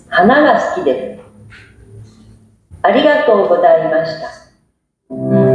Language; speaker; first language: Japanese; non-native, learner; Indonesian